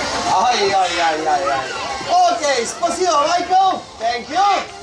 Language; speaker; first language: Russian; non-native, learner; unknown